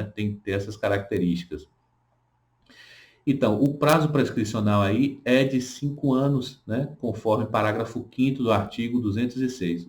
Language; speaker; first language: Portuguese; native; Portuguese